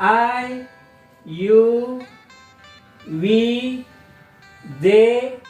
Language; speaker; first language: English; non-native, fluent; Indonesian